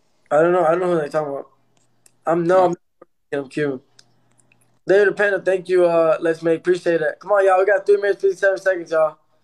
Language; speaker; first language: English; early bilingual, other home language; Spanish